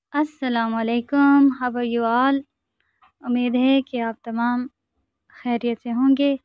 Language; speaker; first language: Urdu; non-native, local second language; Sindhi